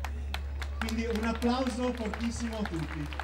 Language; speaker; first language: Italian; native; Italian